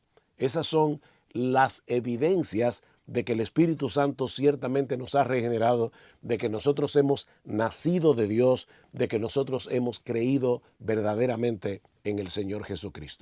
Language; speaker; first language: Spanish; native; Spanish